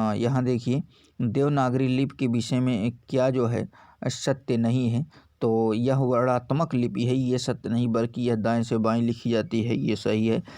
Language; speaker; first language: Hindi; native; Hindi